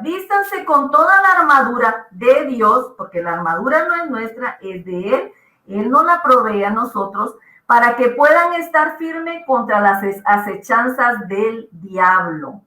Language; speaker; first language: Spanish; native; Spanish